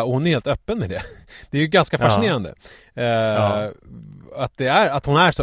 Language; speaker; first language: Swedish; native; Swedish